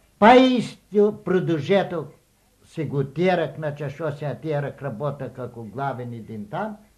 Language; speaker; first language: Macedonian; native; Macedonian